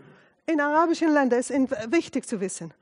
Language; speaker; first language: German; non-native, fluent; Arabic